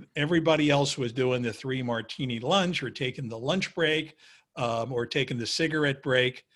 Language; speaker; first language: English; native; English